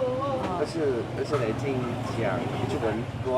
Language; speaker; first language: Chinese; early bilingual, heritage; Chinese